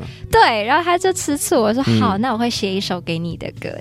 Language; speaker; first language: Chinese; native; Chinese